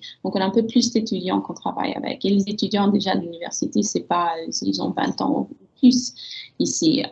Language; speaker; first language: French; early bilingual, heritage; French